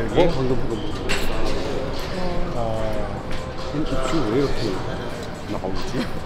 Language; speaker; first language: Korean; non-native, fluent; Cantonese